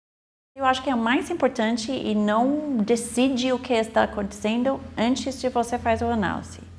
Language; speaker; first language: Portuguese; non-native, fluent; English